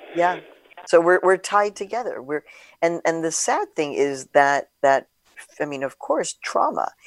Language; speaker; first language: English; early bilingual, other home language; Spanish